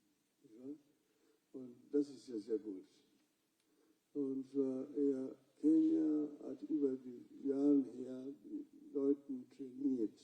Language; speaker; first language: German; non-native, fluent; Luo (Kenya and Tanzania)